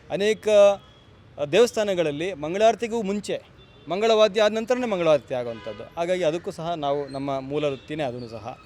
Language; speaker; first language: Kannada; native; Kannada